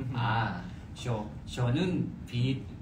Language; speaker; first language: Korean; non-native, learner; Thai